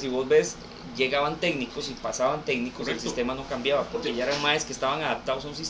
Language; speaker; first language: Spanish; native; Spanish